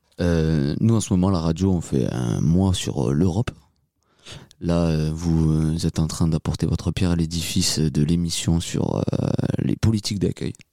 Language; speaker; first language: French; native; French